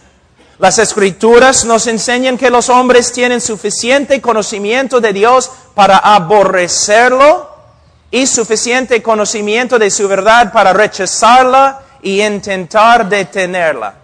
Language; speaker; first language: Spanish; non-native, fluent; English